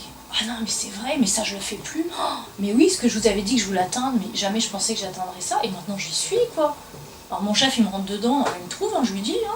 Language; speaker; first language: French; native; French